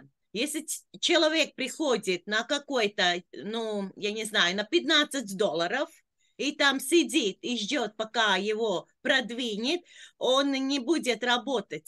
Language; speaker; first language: Russian; non-native, local second language; Latvian